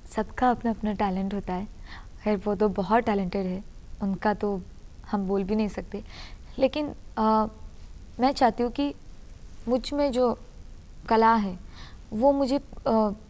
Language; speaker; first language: Hindi; non-native, local second language; Urdu